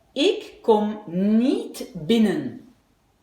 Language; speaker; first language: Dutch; non-native, fluent; French